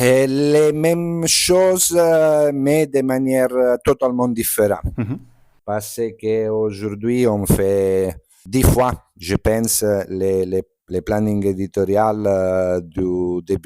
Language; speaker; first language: French; non-native, fluent; Italian